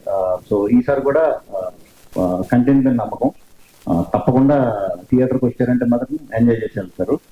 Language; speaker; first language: Telugu; native; Telugu